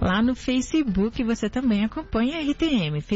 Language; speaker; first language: Portuguese; native; Portuguese